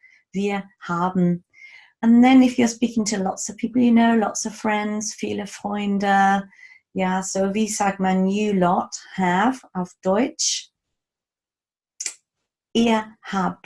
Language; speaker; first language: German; non-native, fluent; English